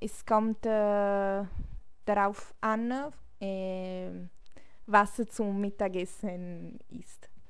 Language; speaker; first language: German; non-native, learner; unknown